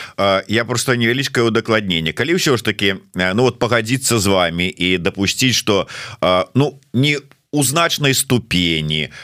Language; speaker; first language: Belarusian; native; Belarusian